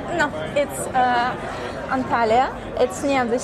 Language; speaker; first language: English; non-native, learner; Russian